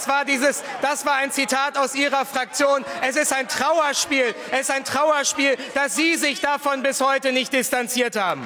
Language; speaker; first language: German; native; German